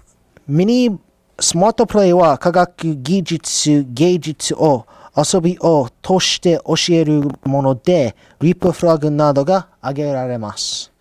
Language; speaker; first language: Japanese; non-native, learner; English